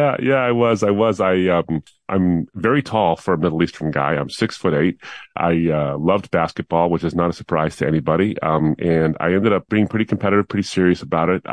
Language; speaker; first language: English; native; English